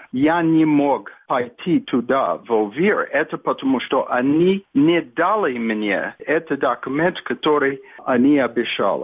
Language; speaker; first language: Russian; non-native, fluent; English